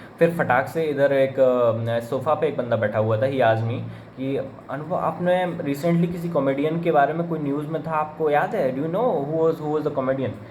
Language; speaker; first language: Hindi; native; Hindi